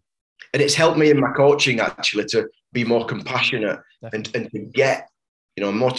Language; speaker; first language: English; native; English